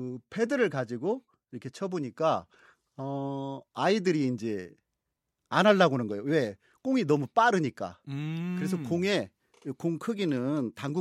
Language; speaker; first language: Korean; native; Korean